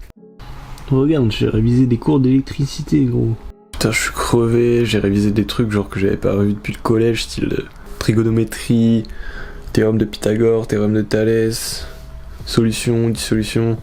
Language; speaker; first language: French; native; French